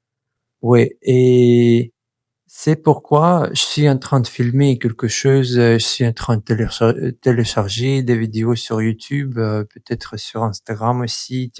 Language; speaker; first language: French; non-native, fluent; Russian